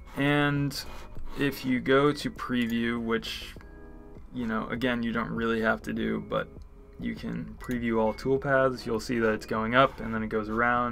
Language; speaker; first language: English; native; English